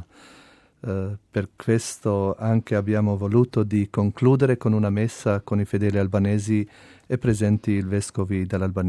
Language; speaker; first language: Italian; non-native, fluent; Albanian